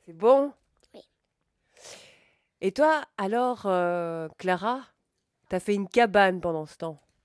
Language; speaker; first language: French; native; French